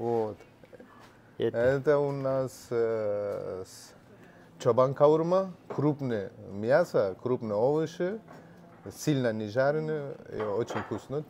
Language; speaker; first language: Russian; non-native, learner; Turkish